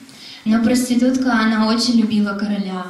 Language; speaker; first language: Russian; native; Russian